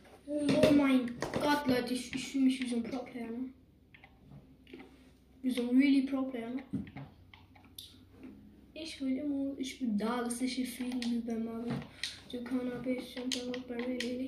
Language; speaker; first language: German; native; German